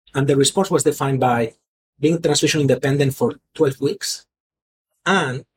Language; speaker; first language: English; non-native, fluent; Spanish